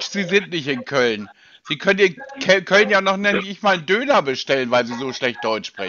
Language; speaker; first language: German; native; German